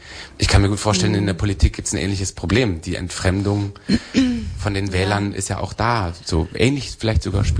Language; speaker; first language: German; native; German